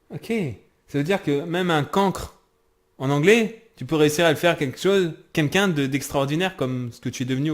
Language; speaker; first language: French; native; French